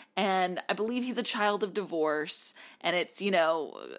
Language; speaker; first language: English; native; English